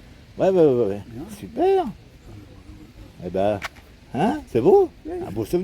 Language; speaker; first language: French; native; French